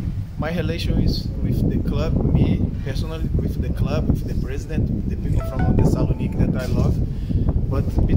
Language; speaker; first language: English; non-native, fluent; Portuguese